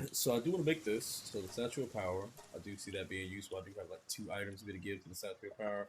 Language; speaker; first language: English; native; English